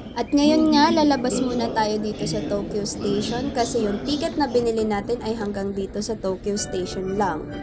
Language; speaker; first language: Filipino; native; Filipino